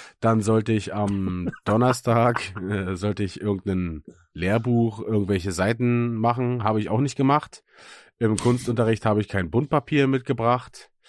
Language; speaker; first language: German; native; German